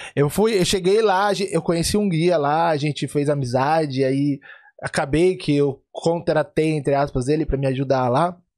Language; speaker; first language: Portuguese; native; Portuguese